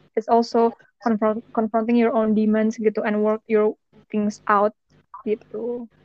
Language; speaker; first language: English; non-native, fluent; Indonesian